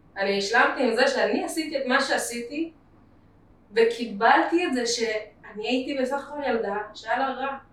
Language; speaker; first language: Hebrew; early bilingual, other home language; Russian